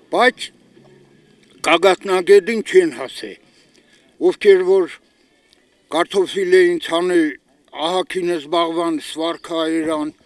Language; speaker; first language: Armenian; native; Armenian